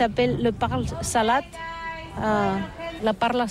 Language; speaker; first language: French; non-native, learner; Catalan